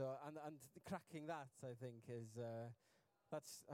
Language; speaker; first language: English; non-native, local second language; Welsh